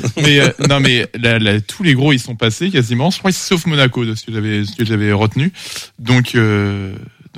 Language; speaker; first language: French; native; French